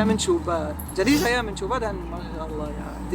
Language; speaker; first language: Indonesian; non-native, fluent; Arabic